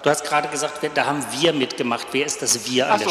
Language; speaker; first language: German; native; German